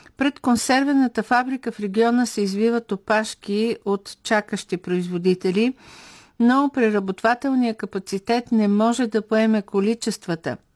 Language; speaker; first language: Bulgarian; native; Bulgarian